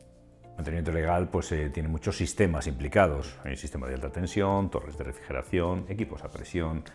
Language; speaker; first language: Spanish; native; Spanish